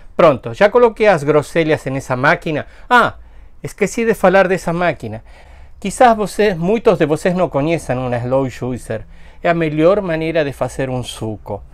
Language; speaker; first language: Spanish; native; Spanish